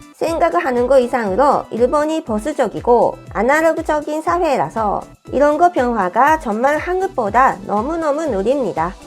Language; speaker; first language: Korean; non-native, fluent; Japanese